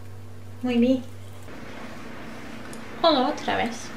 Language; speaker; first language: Spanish; non-native, learner; Turkish